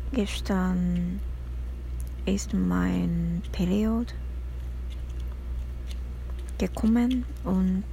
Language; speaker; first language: German; non-native, learner; Japanese